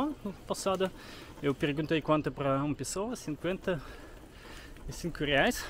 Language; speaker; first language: Portuguese; non-native, learner; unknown